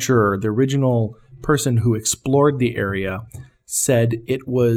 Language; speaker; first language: English; native; English